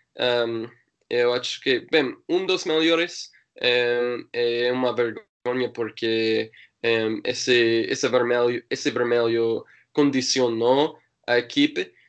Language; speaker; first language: Portuguese; non-native, learner; English